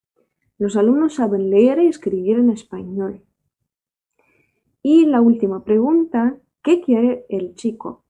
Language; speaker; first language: Spanish; non-native, fluent; Russian